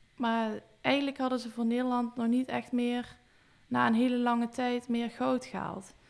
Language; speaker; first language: Dutch; native; Dutch